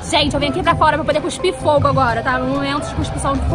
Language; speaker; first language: Portuguese; native; Portuguese